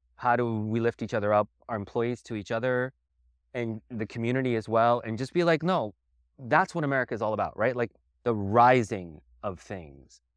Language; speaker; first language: English; native; English